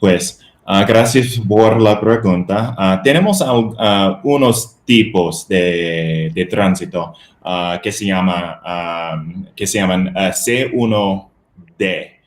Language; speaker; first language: Spanish; non-native, fluent; English